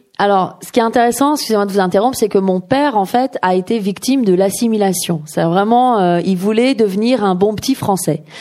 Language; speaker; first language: French; early bilingual, other home language; Persian